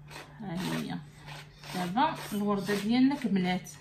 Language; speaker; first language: Arabic; native; Arabic